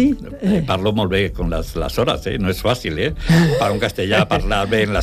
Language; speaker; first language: Catalan; non-native, local second language; Spanish